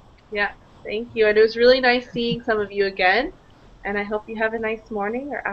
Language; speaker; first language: English; native; English